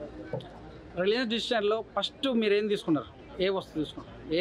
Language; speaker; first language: Telugu; native; Telugu